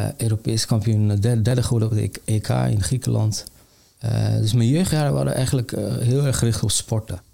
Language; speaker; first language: Dutch; early bilingual, other home language; Armenian